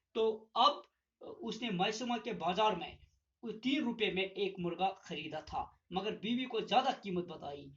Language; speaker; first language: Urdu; non-native, local second language; Gujari